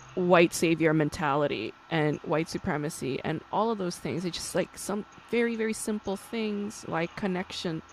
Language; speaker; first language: English; non-native, fluent; Korean